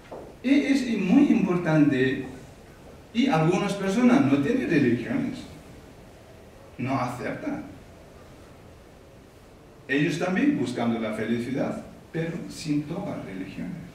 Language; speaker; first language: Spanish; non-native, learner; Tibetan